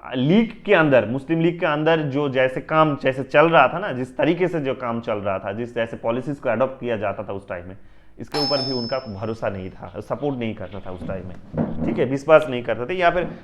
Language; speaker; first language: Hindi; non-native, local second language; Bangla